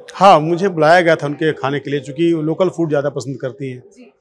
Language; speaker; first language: Hindi; non-native, local second language; Sadri